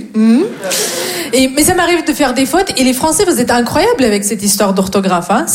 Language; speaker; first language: French; non-native, fluent; Russian